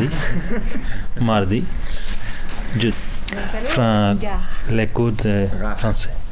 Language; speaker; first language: French; non-native, learner; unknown